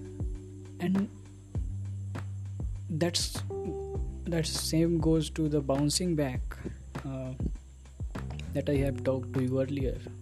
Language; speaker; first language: English; non-native, local second language; Hindi